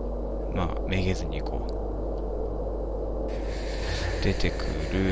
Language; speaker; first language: Japanese; native; Japanese